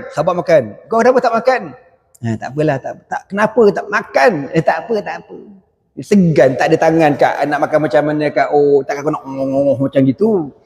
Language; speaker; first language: Malay; native; Malay